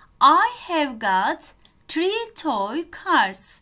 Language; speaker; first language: English; non-native, fluent; Turkish